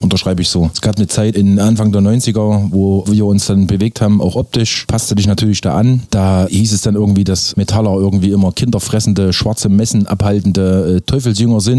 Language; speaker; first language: German; native; German